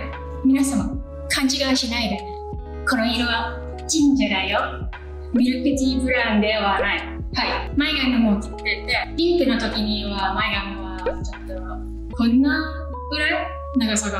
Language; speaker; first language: Japanese; non-native, learner; English